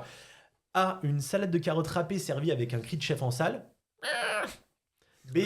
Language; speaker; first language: French; native; French